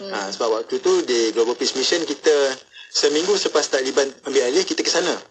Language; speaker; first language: Malay; native; Malay